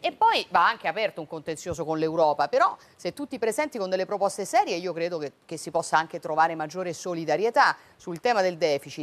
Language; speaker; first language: Italian; native; Italian